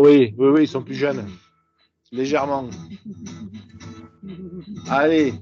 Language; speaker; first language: French; native; French